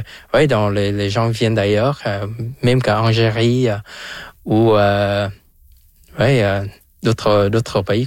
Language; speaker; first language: French; non-native, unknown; Vietnamese